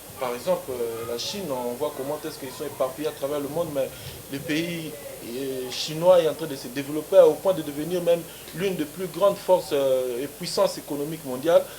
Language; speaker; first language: French; non-native, local second language; Lingala